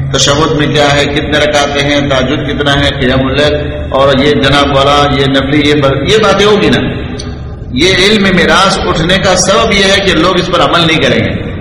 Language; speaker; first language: Urdu; non-native, local second language; Pashto